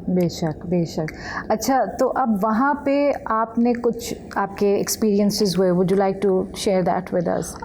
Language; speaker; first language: Urdu; native; Urdu